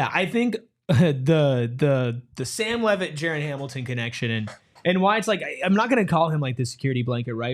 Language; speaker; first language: English; native; English